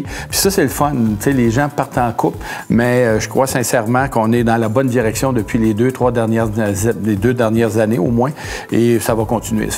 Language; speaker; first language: French; native; French